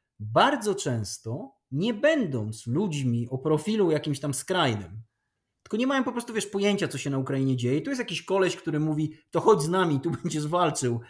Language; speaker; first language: Polish; native; Polish